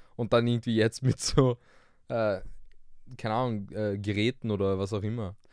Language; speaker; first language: German; early bilingual, other home language; English